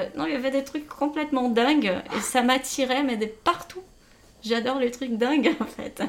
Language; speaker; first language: French; non-native, fluent; Portuguese